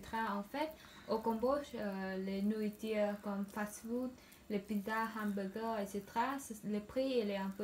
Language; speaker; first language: French; non-native, fluent; Khmer